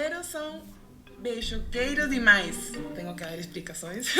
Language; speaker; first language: Portuguese; non-native, fluent; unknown